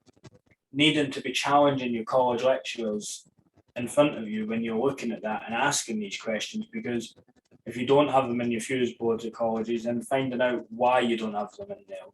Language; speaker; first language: English; native; English